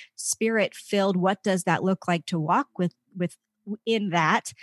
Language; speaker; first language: English; native; English